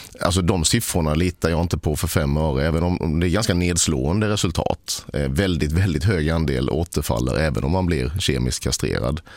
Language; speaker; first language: Swedish; native; Swedish